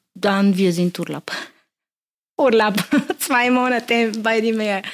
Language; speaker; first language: German; non-native, learner; Bulgarian